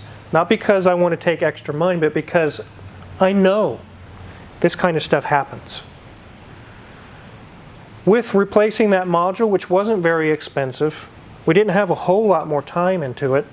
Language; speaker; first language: English; native; English